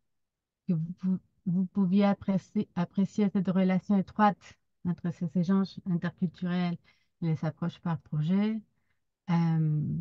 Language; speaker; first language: French; non-native, fluent; Spanish